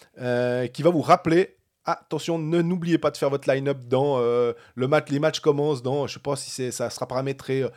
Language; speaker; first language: French; native; French